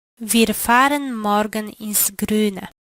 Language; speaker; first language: German; non-native, learner; Polish